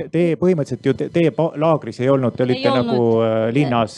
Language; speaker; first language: Estonian; native; Estonian